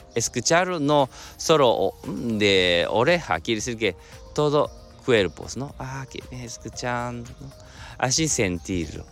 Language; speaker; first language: Spanish; non-native, learner; Japanese